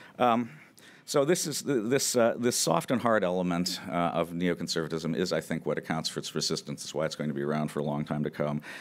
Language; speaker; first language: English; native; English